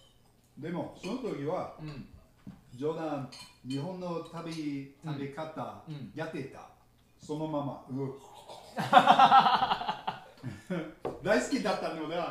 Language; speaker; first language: Japanese; non-native, learner; English